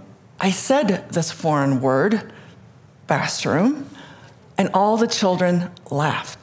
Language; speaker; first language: English; early bilingual, other home language; Korean